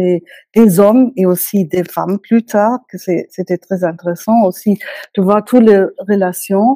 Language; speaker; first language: French; non-native, fluent; German